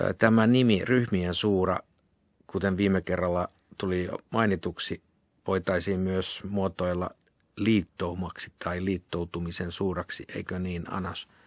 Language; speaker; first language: Finnish; native; Finnish